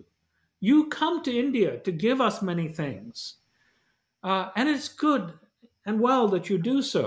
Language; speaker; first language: English; non-native, local second language; Malayalam